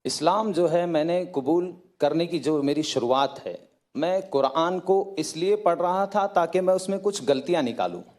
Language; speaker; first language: Hindi; native; Hindi